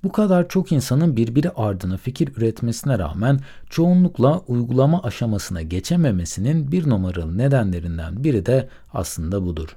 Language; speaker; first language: Turkish; native; Turkish